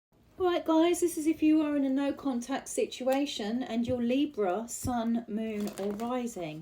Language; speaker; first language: English; native; English